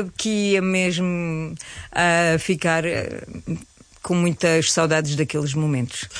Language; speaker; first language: Portuguese; early bilingual, heritage; Portuguese